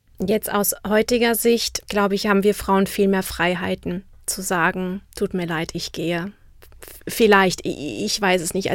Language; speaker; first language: German; non-native, fluent; Czech